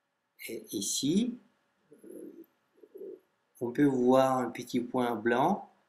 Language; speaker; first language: French; non-native, fluent; Russian